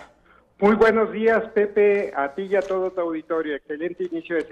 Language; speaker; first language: Spanish; native; Spanish